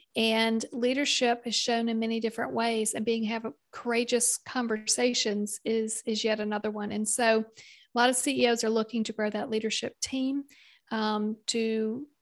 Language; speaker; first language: English; native; English